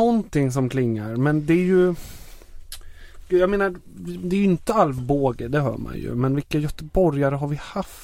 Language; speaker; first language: Swedish; native; Swedish